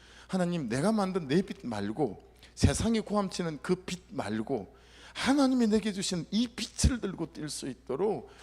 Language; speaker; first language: Korean; native; Korean